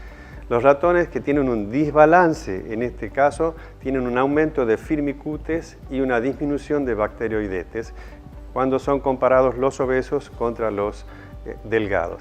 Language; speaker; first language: Spanish; native; Spanish